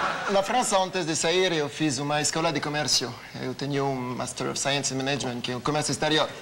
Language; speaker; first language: Portuguese; non-native, learner; French